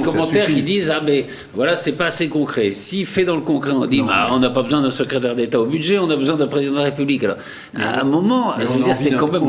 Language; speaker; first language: French; native; French